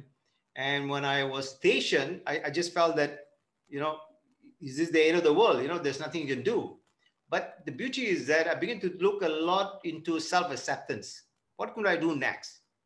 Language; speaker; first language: English; non-native, local second language; Tamil